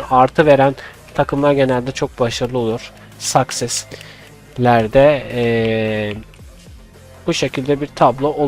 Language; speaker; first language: Turkish; native; Turkish